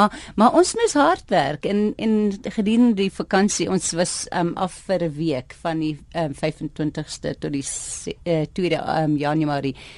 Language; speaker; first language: Afrikaans; non-native, fluent; English